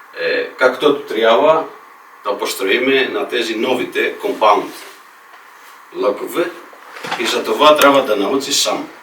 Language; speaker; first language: Bulgarian; non-native, fluent; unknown